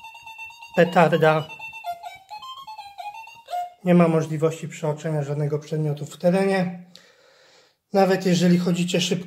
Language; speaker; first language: Polish; native; Polish